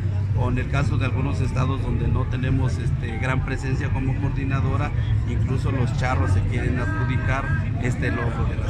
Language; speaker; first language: Spanish; native; Spanish